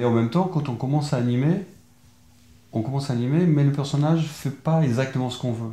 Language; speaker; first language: French; non-native, fluent; Portuguese